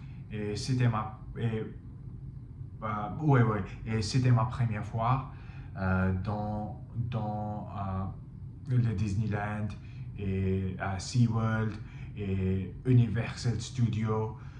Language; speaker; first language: French; non-native, fluent; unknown